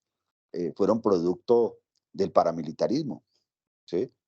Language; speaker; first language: Spanish; native; Spanish